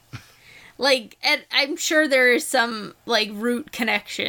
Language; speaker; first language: English; native; English